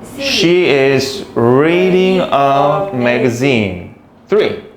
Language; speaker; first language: English; non-native, fluent; Korean